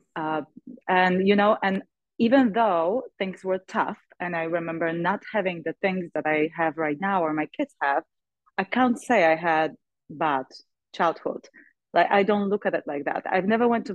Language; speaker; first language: English; non-native, fluent; Polish